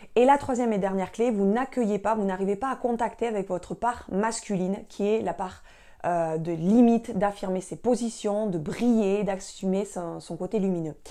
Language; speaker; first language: French; native; French